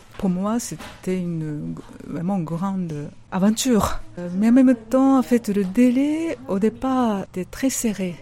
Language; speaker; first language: French; non-native, fluent; Japanese